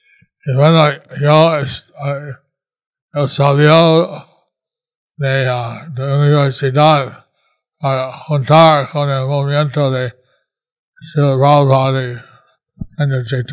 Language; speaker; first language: Spanish; non-native, learner; English